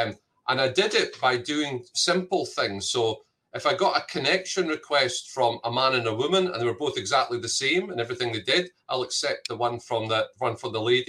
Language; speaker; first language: English; native; English